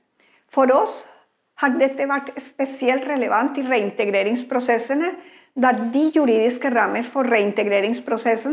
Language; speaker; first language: Norwegian; non-native, fluent; Spanish